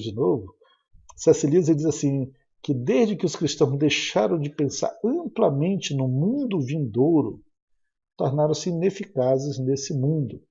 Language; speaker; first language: Portuguese; native; Portuguese